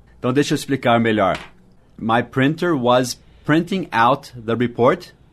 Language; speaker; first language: English; native; English